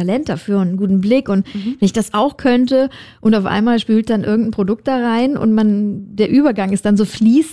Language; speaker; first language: German; native; German